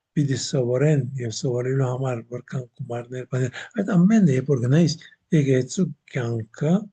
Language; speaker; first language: Armenian; native; Armenian